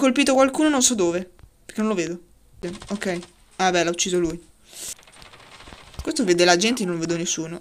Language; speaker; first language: Italian; native; Italian